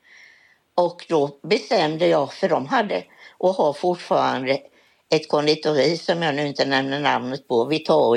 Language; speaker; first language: Swedish; native; Swedish